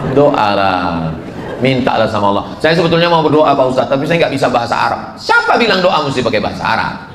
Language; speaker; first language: Indonesian; native; Indonesian